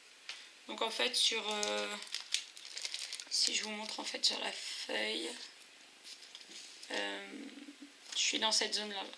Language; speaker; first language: French; native; French